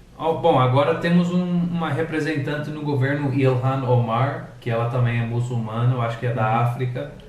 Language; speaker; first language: Portuguese; non-native, fluent; English